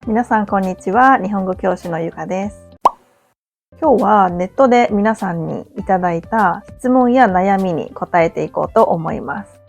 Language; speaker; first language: Japanese; native; Japanese